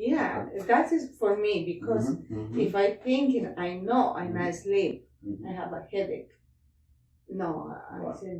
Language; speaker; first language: English; non-native, learner; Spanish